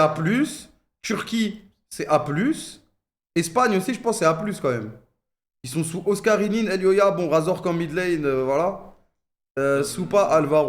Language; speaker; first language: French; native; French